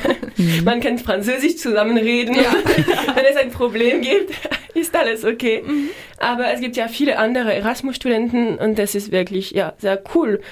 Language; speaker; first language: German; non-native, fluent; French